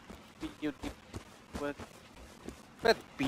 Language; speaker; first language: English; non-native, learner; Hungarian